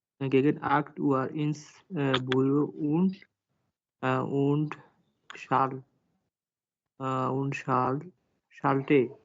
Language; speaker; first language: German; non-native, learner; Bangla